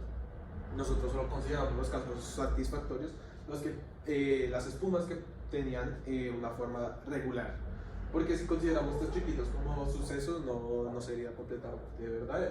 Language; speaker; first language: Spanish; native; Spanish